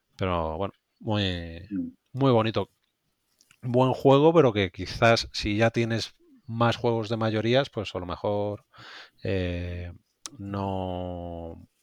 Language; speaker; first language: Spanish; native; Spanish